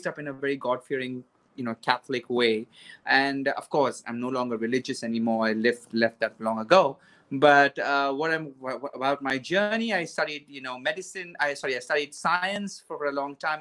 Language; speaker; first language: English; non-native, local second language; Konkani